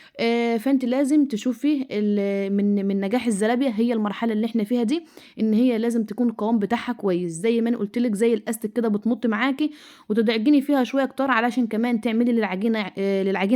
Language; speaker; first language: Arabic; native; Arabic